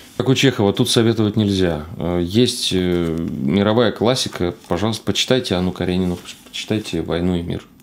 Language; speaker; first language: Russian; native; Russian